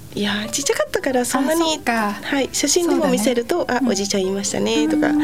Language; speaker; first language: Japanese; non-native, fluent; Spanish